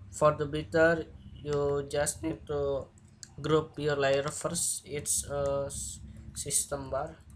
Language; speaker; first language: English; non-native, learner; Indonesian